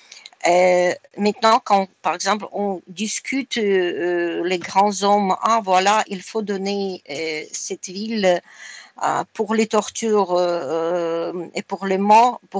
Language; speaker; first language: French; non-native, fluent; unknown